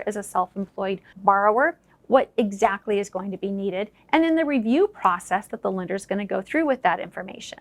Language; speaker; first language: English; native; English